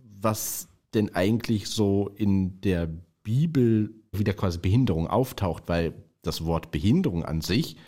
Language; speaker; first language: German; native; German